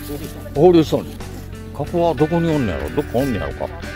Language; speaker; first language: Japanese; native; Japanese